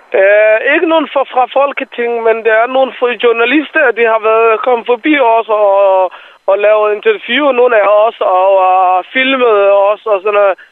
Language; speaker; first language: Danish; non-native, fluent; Somali